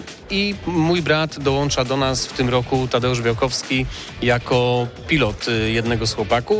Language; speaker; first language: Polish; native; Polish